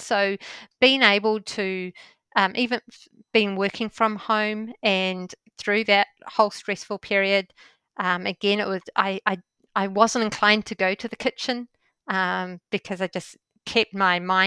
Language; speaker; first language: English; native; English